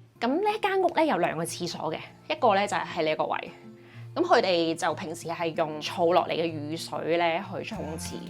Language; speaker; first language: Cantonese; native; Cantonese